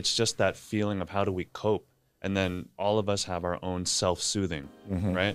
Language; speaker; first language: English; native; English